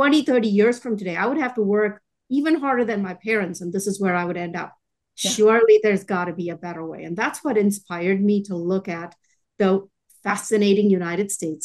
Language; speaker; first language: English; non-native, local second language; Tamil